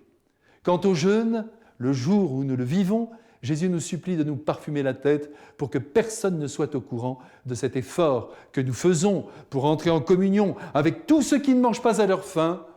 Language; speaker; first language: French; native; French